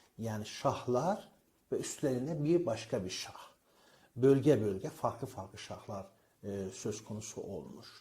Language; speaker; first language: Turkish; non-native, fluent; Persian